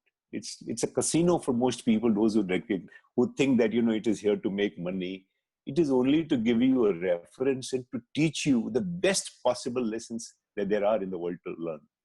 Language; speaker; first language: English; non-native, local second language; Hindi